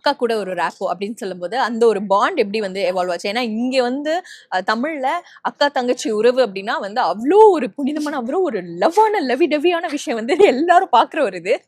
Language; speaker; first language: Tamil; native; Tamil